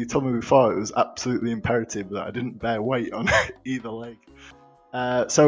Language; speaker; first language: English; native; English